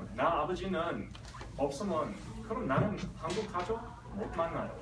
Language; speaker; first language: Korean; early bilingual, other home language; English